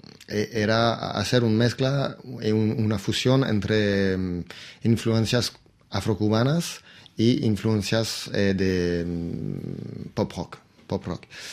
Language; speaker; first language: Spanish; non-native, fluent; French